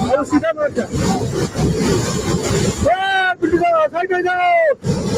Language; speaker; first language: Hindi; non-native, local second language; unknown